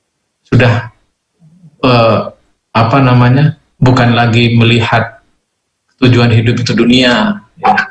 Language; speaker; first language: Indonesian; native; Indonesian